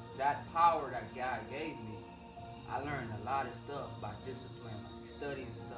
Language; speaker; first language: English; non-native, fluent; Haitian Creole